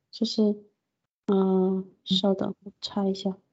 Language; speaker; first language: Chinese; native; Chinese